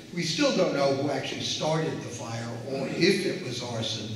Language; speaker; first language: English; native; English